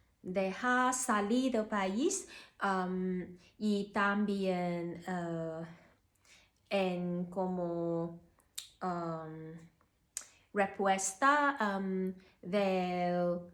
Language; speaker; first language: Spanish; non-native, learner; Cantonese